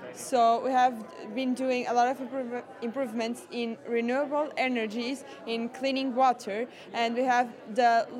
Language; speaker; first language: English; non-native, fluent; Portuguese